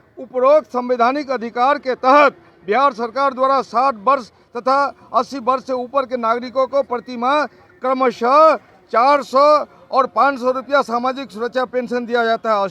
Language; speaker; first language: Hindi; native; Hindi